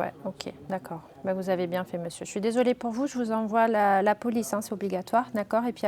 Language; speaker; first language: French; native; French